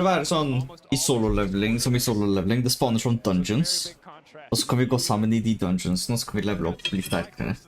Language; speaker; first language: Norwegian; native; Norwegian